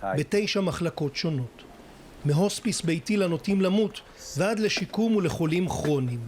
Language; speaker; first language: Hebrew; native; Hebrew